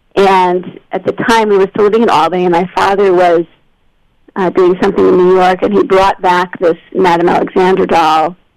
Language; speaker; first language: English; native; English